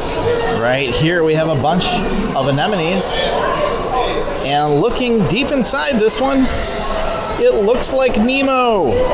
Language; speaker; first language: English; native; English